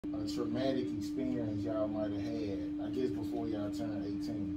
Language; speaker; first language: English; native; English